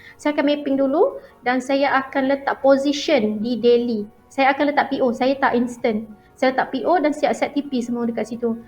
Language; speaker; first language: Malay; native; Malay